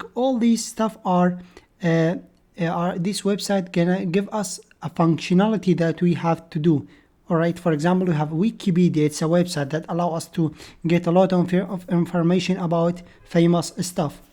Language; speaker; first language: English; non-native, fluent; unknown